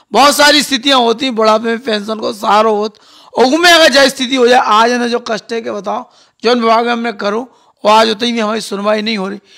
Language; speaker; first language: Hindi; native; Hindi